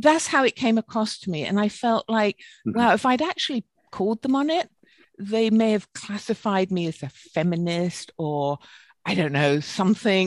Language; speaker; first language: English; native; English